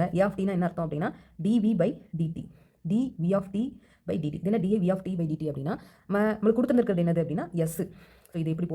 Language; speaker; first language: Tamil; native; Tamil